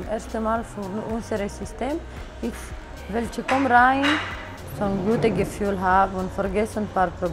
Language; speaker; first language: German; non-native, learner; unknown